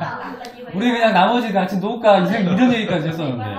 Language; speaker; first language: Korean; native; Korean